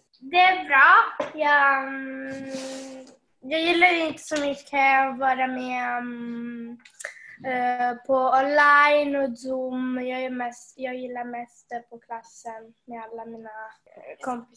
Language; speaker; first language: Swedish; early bilingual, heritage; Swedish